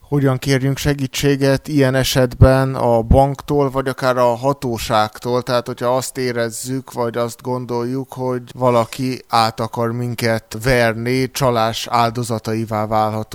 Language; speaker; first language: Hungarian; native; Hungarian